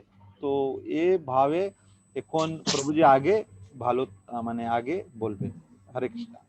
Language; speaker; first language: Bangla; non-native, learner; Hindi